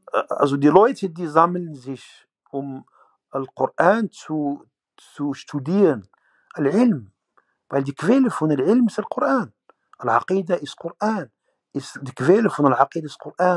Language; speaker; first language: German; non-native, fluent; Arabic